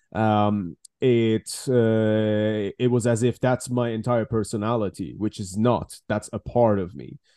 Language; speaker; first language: English; non-native, fluent; Persian